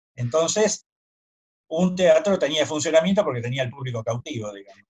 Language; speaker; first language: Spanish; native; Spanish